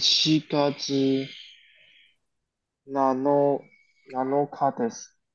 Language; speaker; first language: Japanese; non-native, learner; Chinese